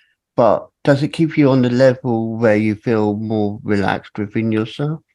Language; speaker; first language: English; native; English